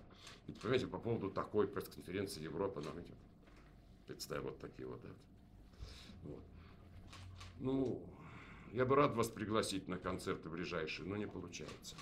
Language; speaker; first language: Russian; native; Russian